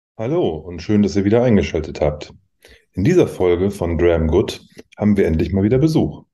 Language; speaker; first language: German; native; German